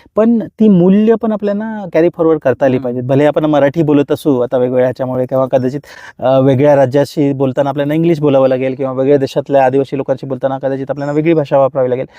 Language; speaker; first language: Marathi; non-native, local second language; Kukna